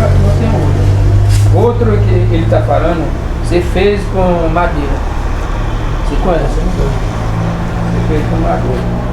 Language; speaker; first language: Portuguese; non-native, learner; Haitian Creole